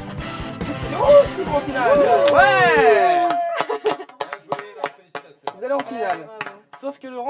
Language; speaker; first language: French; native; French